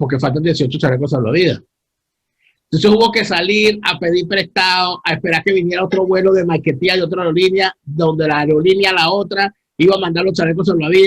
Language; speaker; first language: Spanish; native; Spanish